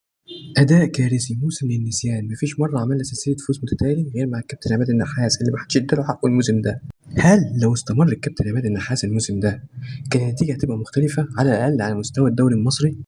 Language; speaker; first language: Arabic; native; Arabic